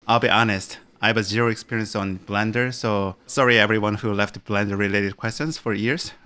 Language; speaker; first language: English; non-native, fluent; Korean